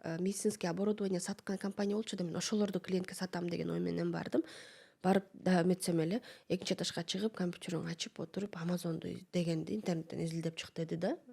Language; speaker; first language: Kyrgyz; native; Kyrgyz